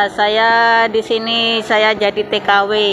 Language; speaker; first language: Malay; non-native, local second language; Javanese